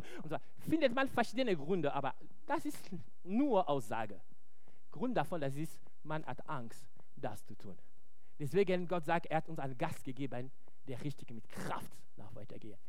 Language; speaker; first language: German; non-native, fluent; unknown